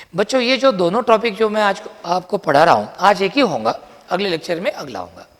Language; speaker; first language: Hindi; non-native, local second language; Marathi